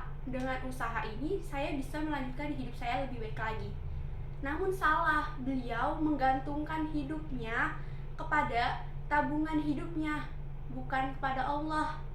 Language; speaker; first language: Indonesian; native; Indonesian